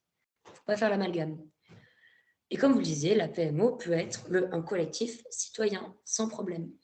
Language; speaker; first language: French; native; French